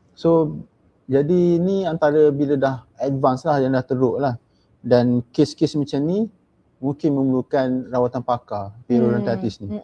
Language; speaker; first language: Malay; native; Malay